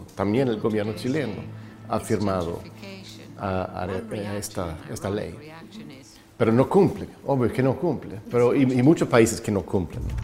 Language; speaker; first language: Spanish; non-native, fluent; Swedish